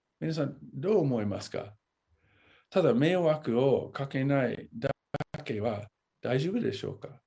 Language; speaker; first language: Japanese; non-native, fluent; English